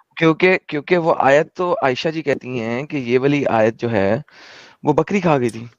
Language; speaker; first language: Urdu; native; Urdu